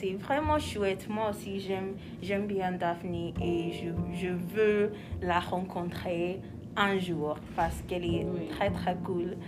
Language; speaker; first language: French; non-native, learner; English